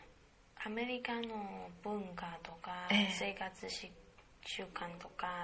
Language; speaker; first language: Japanese; non-native, learner; Chinese